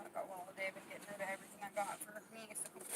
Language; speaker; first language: English; native; English